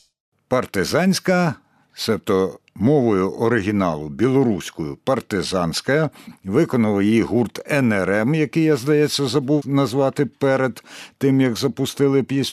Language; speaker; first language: Ukrainian; native; Ukrainian